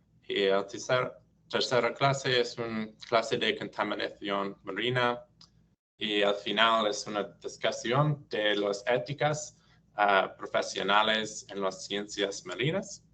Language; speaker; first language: Spanish; non-native, learner; English